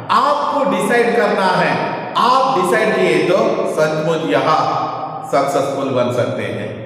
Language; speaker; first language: Hindi; non-native, local second language; Kannada